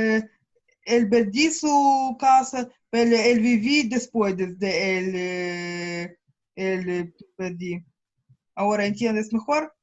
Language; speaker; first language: Spanish; non-native, learner; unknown